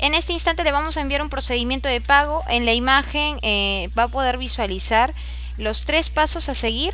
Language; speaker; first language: Spanish; native; Spanish